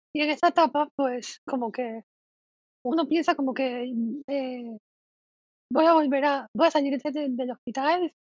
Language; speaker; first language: Spanish; native; Spanish